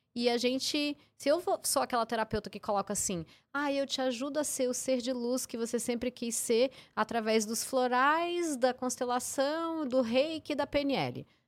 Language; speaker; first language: Portuguese; early bilingual, heritage; English